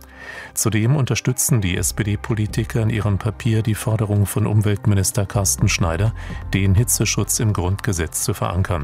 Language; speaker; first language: German; native; German